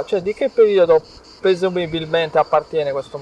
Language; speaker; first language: Italian; native; Italian